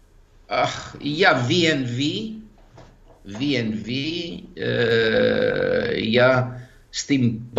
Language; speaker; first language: French; non-native, fluent; Greek